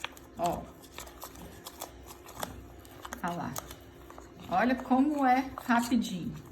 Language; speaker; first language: Portuguese; native; Portuguese